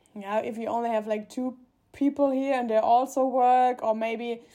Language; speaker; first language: English; non-native, learner; German